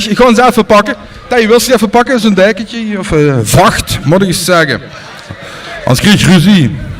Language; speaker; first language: Dutch; native; Dutch